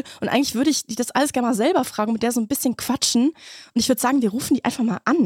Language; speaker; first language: German; native; German